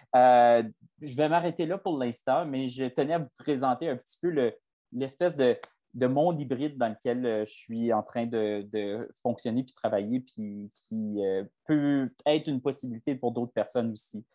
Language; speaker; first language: French; native; French